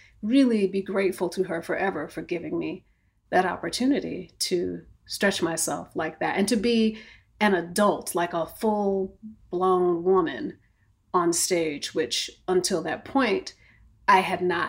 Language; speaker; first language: English; native; English